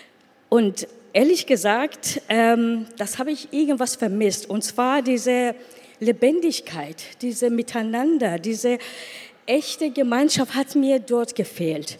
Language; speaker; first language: German; non-native, fluent; Persian